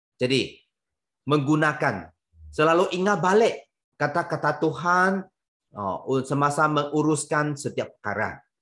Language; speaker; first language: Malay; non-native, local second language; Chinese